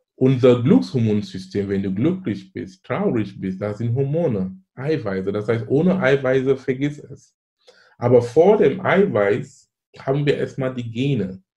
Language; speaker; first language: German; non-native, fluent; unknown